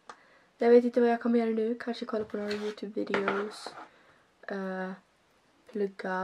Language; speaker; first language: Swedish; early bilingual, other home language; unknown